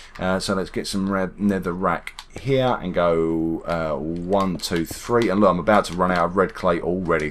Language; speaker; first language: English; native; English